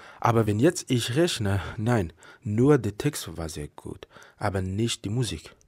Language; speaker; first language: German; non-native, learner; Persian